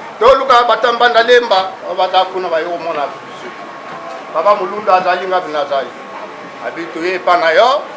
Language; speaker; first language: Lingala; non-native, local second language; Kongo